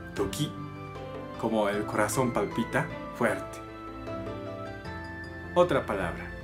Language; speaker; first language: Spanish; non-native, learner; Japanese